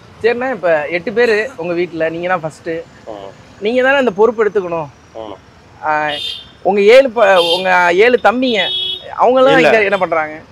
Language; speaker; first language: Tamil; native; Tamil